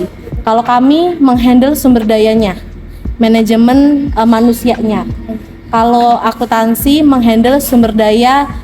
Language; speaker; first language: Indonesian; native; Indonesian